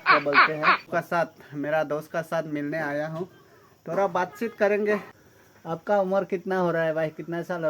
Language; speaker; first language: Hindi; non-native, local second language; Mizo